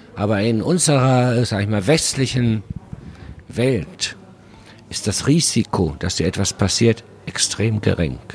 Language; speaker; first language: German; early bilingual, other home language; Spanish